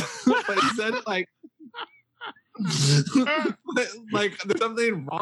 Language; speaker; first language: English; native; English